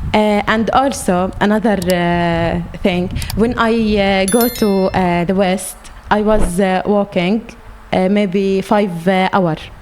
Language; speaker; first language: English; non-native, learner; Arabic